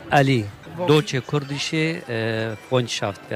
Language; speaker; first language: German; non-native, learner; Kurdish